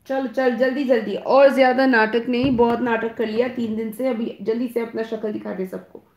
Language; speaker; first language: Hindi; non-native, local second language; Bangla